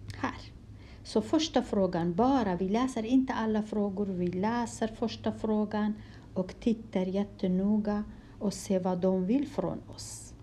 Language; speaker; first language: Swedish; non-native, fluent; Kurdish